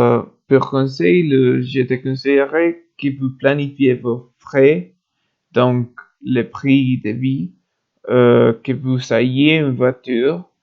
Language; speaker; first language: French; non-native, learner; Spanish